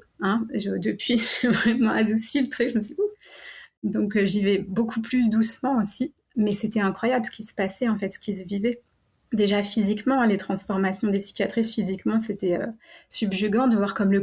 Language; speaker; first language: French; native; French